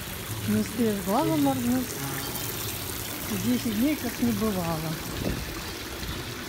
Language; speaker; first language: Russian; native; Russian